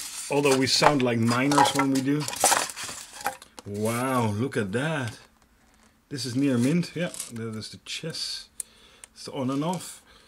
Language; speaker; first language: English; non-native, fluent; Dutch